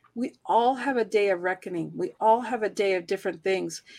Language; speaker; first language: English; early bilingual, heritage; Spanish